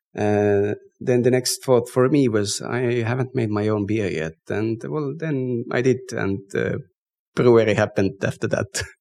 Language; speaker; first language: English; non-native, fluent; Estonian